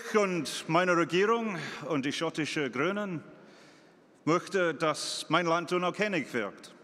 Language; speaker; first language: German; non-native, fluent; English